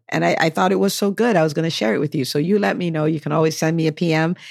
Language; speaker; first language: English; native; English